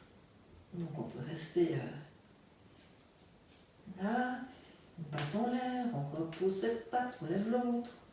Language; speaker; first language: French; native; French